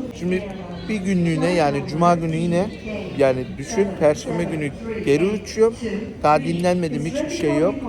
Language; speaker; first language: Turkish; early bilingual, heritage; Turkish